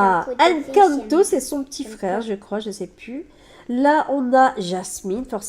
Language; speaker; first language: French; native; French